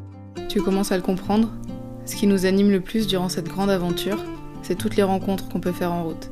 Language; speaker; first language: French; native; French